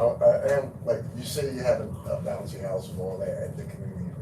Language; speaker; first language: English; native; English